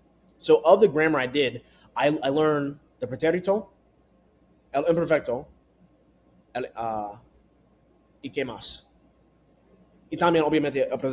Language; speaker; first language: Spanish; non-native, learner; English